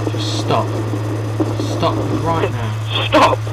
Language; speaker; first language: English; native; English